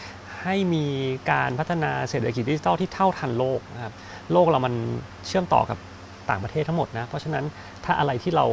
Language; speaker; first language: Thai; native; Thai